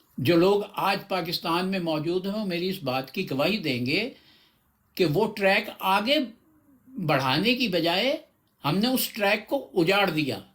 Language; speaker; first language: Urdu; non-native, local second language; Punjabi